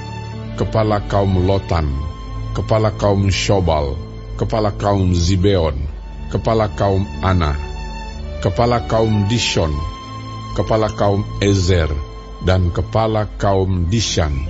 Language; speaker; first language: Indonesian; native; Indonesian